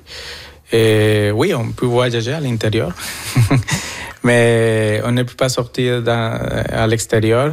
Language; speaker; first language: French; non-native, fluent; Spanish